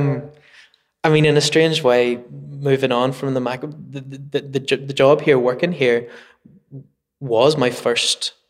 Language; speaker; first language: English; native; English